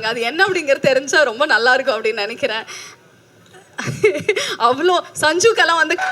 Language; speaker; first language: Tamil; native; Tamil